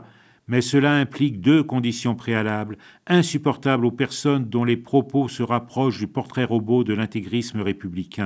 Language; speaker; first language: French; native; French